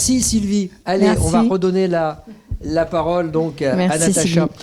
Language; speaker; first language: French; native; French